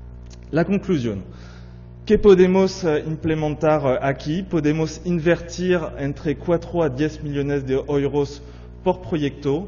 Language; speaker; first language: Spanish; non-native, fluent; French